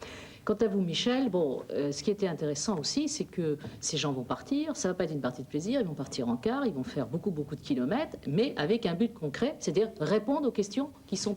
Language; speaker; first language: French; native; French